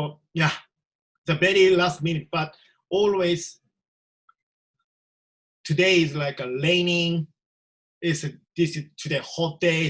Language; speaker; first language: English; non-native, learner; Japanese